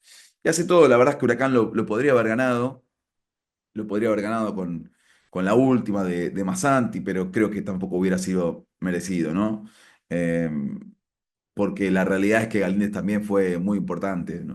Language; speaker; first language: Spanish; native; Spanish